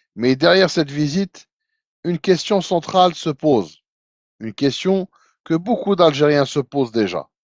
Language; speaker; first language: French; non-native, local second language; Arabic